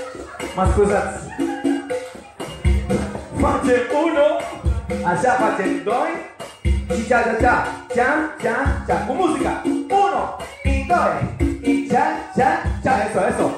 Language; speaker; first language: Romanian; non-native, fluent; Spanish